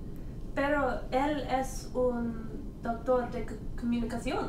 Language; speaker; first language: Spanish; non-native, learner; English